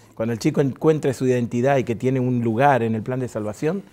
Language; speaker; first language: Spanish; native; Spanish